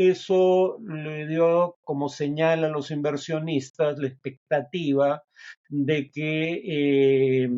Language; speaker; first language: Spanish; native; Spanish